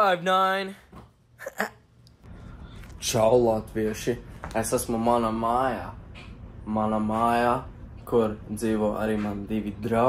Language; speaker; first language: Latvian; early bilingual, heritage; Latvian